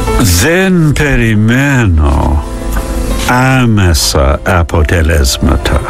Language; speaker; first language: Greek; non-native, fluent; English